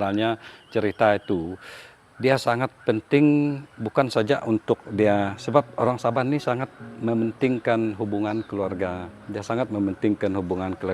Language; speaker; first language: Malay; non-native, local second language; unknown